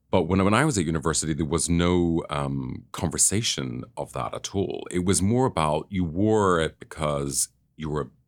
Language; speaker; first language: English; native; English